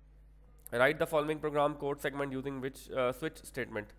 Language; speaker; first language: English; non-native, local second language; Urdu